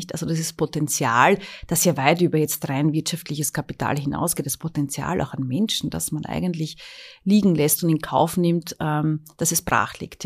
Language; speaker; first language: German; native; German